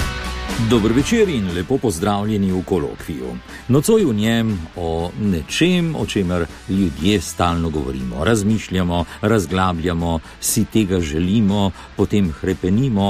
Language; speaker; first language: Slovenian; native; Slovenian